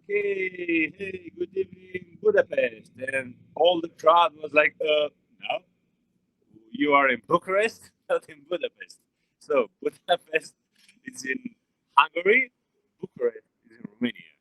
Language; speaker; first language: English; non-native, learner; Romanian